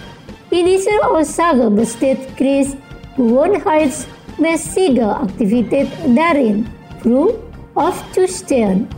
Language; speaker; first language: German; non-native, fluent; Indonesian